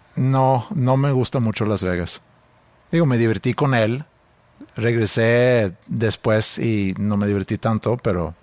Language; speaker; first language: Spanish; non-native, fluent; Swedish